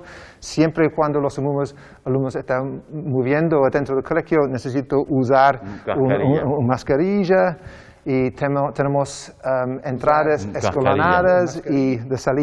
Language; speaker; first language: Spanish; non-native, learner; English